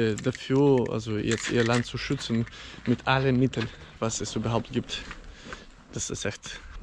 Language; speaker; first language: German; non-native, fluent; Ukrainian